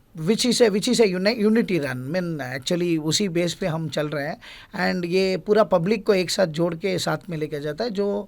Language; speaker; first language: Hindi; non-native, local second language; Gujarati